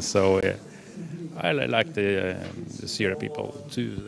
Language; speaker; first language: English; non-native, learner; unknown